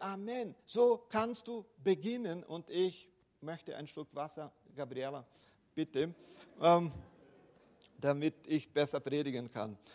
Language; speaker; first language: German; non-native, fluent; Portuguese